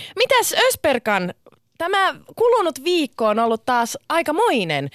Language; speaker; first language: Finnish; early bilingual, other home language; Sinhala